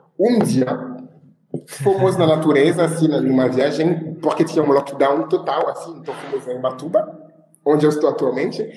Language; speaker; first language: Portuguese; non-native, fluent; French